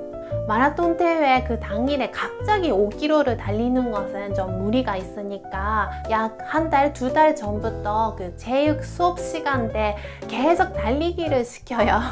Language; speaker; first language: Korean; non-native, fluent; Japanese